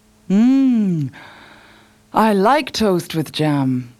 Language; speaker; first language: English; native; English